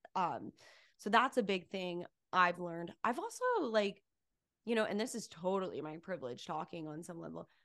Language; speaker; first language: English; native; English